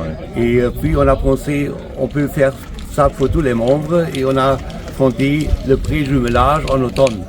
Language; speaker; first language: French; non-native, fluent; German